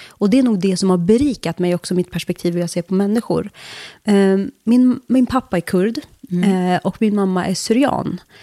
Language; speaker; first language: Swedish; early bilingual, other home language; Kurdish